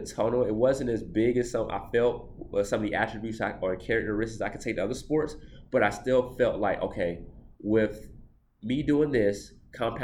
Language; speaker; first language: English; native; English